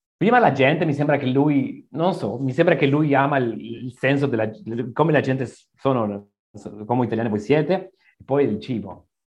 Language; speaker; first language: Italian; non-native, learner; Spanish